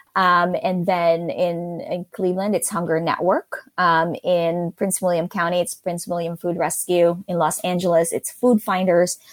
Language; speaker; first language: English; non-native, local second language; Filipino